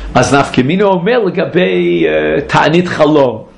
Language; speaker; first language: Hebrew; non-native, fluent; English